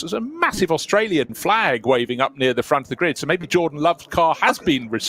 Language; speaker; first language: English; native; English